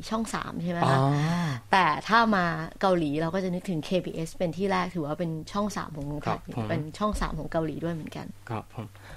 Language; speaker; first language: Thai; native; Thai